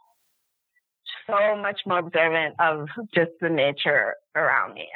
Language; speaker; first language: English; non-native, local second language; Yoruba